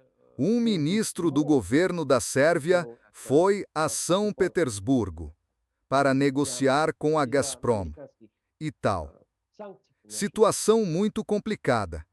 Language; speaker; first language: Portuguese; non-native, fluent; Serbian